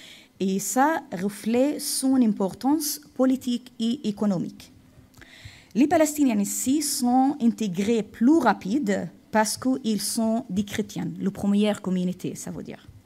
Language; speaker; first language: French; non-native, fluent; Arabic